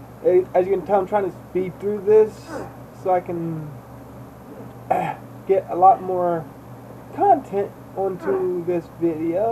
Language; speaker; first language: English; native; English